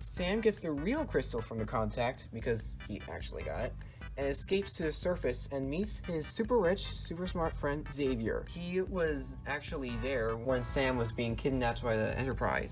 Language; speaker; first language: English; native; English